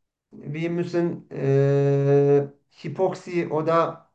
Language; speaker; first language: German; non-native, learner; Turkish